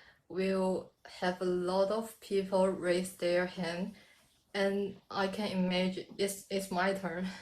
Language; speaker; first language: English; non-native, learner; Chinese